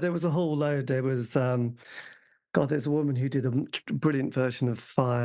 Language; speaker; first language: English; native; English